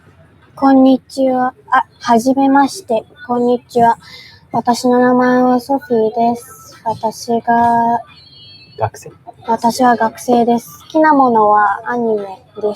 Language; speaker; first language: Japanese; non-native, learner; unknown